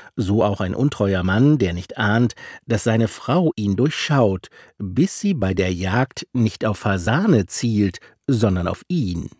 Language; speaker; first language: German; native; German